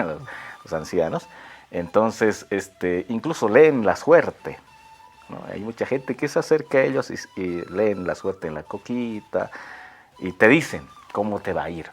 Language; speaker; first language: Spanish; non-native, local second language; Aymara